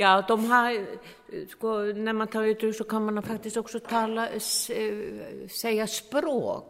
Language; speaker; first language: Swedish; non-native, fluent; Icelandic